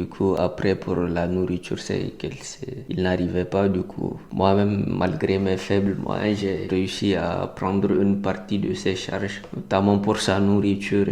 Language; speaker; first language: French; non-native, local second language; Hausa